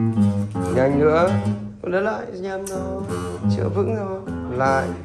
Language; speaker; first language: Vietnamese; native; Vietnamese